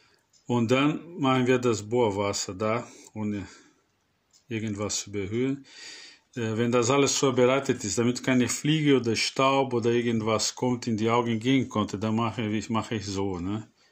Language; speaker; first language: German; non-native, fluent; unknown